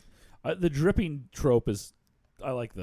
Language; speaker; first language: English; native; English